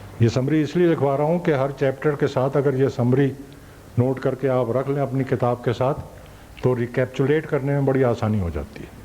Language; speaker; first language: Urdu; native; Urdu